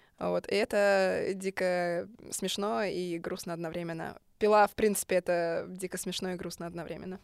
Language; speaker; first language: Russian; native; Russian